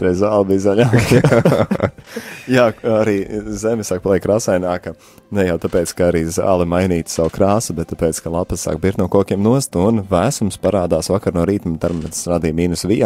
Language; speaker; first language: Latvian; native; Latvian